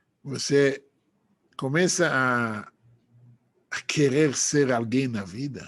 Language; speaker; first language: Portuguese; non-native, fluent; Hebrew